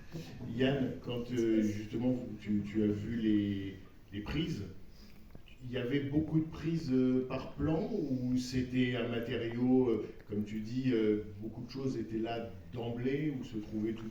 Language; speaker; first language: French; native; French